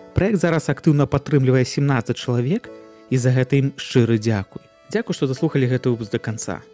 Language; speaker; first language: Belarusian; native; Belarusian